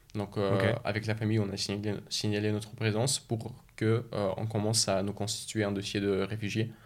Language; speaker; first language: French; early bilingual, other home language; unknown